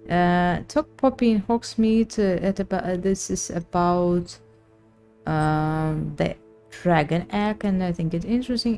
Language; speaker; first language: English; non-native, learner; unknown